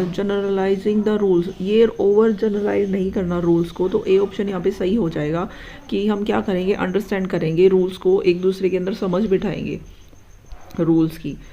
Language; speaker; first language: Hindi; native; Hindi